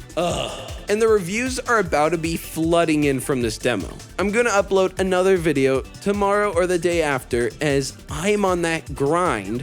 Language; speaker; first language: English; native; English